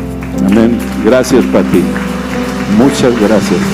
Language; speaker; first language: Spanish; native; Spanish